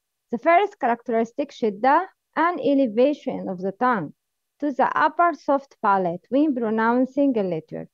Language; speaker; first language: English; non-native, learner; Arabic